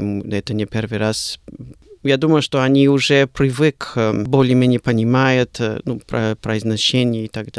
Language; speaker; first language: Russian; non-native, learner; English